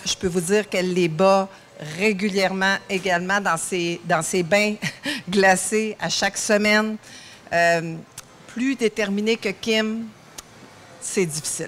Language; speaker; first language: French; native; French